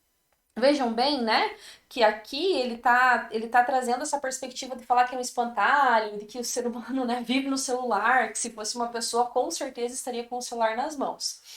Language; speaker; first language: Portuguese; native; Portuguese